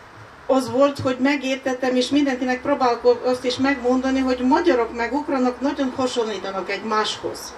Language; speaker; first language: Hungarian; non-native, fluent; Ukrainian